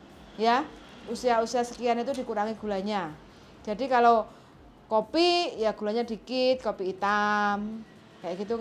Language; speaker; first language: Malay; non-native, local second language; Javanese